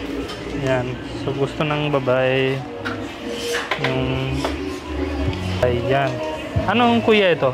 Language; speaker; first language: Filipino; non-native, learner; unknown